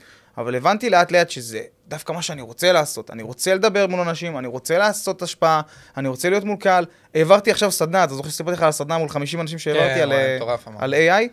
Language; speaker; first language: Hebrew; native; Hebrew